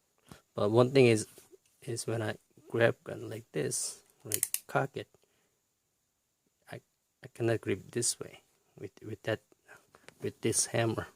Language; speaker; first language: English; non-native, fluent; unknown